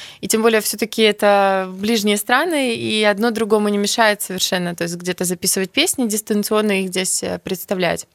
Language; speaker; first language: Russian; native; Russian